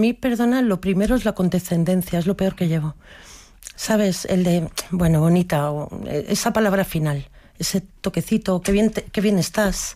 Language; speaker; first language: Spanish; native; Spanish